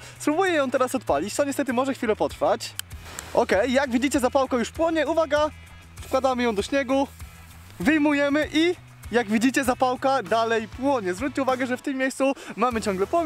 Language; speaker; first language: Polish; native; Polish